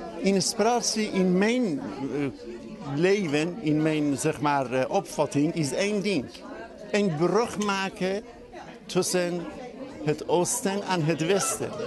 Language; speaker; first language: Dutch; non-native, fluent; Persian